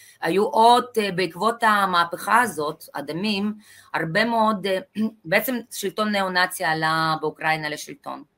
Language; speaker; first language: Hebrew; non-native, fluent; Russian